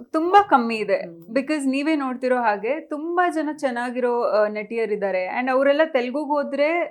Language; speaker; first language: Kannada; native; Kannada